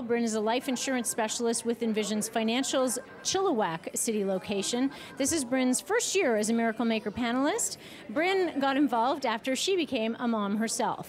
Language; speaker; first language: English; native; English